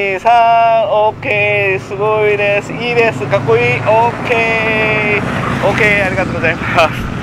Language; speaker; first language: Japanese; non-native, learner; Korean